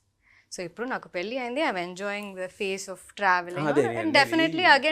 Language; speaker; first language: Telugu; non-native, local second language; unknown